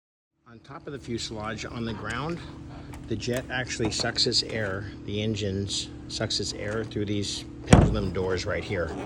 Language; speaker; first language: English; native; English